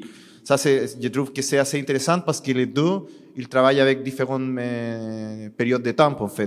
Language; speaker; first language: French; non-native, learner; Spanish